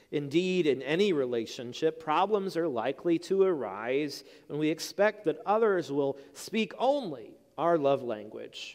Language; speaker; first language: English; native; English